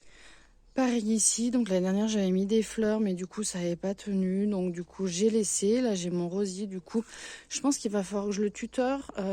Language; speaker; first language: French; native; French